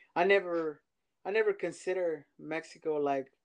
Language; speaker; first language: English; early bilingual, other home language; Spanish